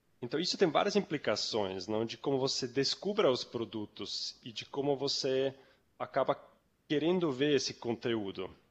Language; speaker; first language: Portuguese; non-native, fluent; German